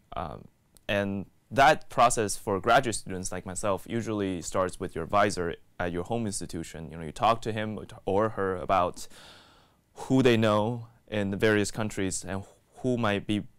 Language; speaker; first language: English; native; English